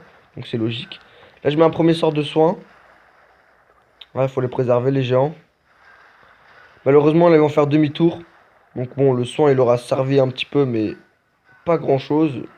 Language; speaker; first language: French; native; French